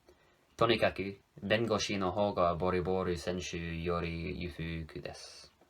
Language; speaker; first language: Japanese; non-native, learner; English